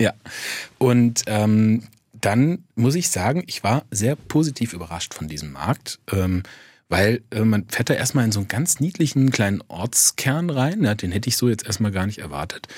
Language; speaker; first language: German; native; German